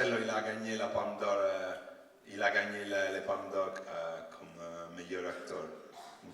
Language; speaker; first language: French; non-native, learner; Italian